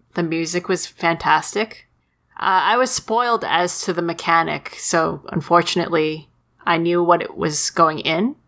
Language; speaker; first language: English; early bilingual, other home language; Chinese